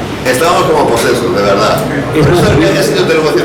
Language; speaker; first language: Spanish; native; Spanish